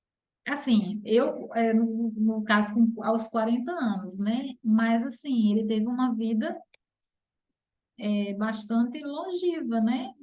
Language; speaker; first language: Portuguese; native; Portuguese